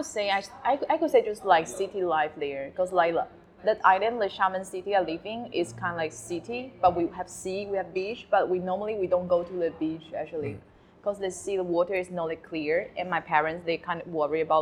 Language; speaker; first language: English; non-native, fluent; Chinese